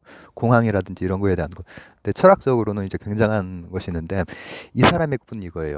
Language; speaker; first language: Korean; native; Korean